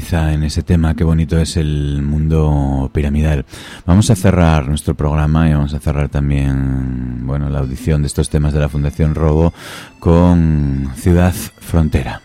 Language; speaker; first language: Spanish; native; Spanish